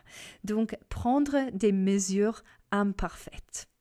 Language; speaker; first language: French; non-native, fluent; English